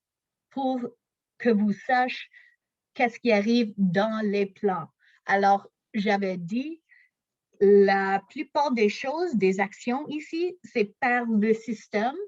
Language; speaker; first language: French; non-native, local second language; English